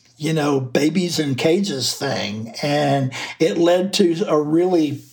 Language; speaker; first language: English; native; English